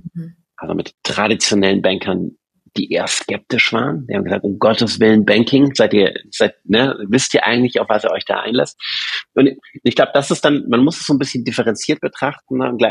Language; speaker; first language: German; native; German